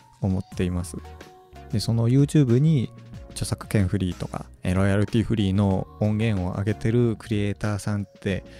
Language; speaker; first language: Japanese; native; Japanese